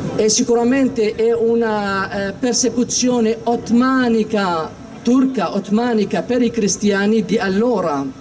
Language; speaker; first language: Italian; non-native, fluent; Aramaic